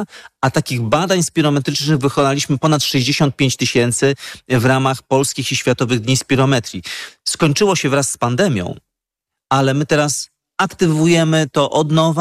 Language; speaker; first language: Polish; native; Polish